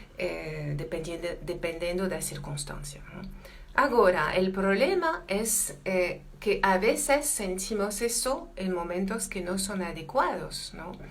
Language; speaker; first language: Spanish; non-native, fluent; French